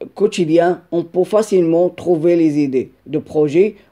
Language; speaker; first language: French; non-native, local second language; Arabic